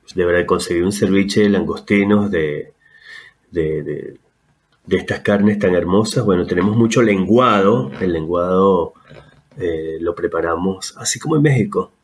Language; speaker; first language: Spanish; native; Spanish